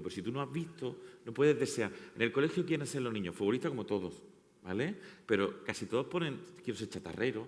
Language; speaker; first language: Spanish; native; Spanish